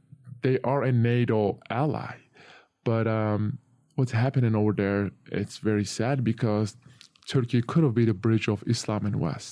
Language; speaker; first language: English; non-native, fluent; Turkish